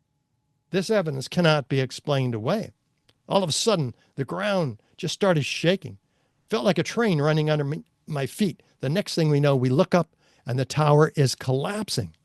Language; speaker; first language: English; native; English